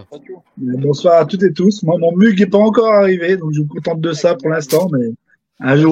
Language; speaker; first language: French; native; French